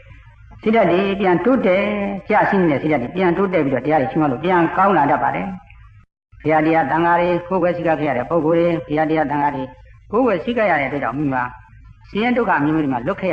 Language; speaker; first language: Burmese; native; Burmese